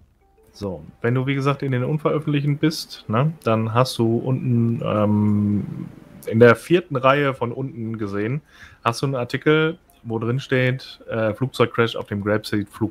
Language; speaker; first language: German; native; German